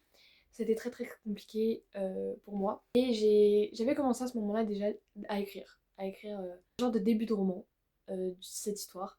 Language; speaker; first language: French; native; French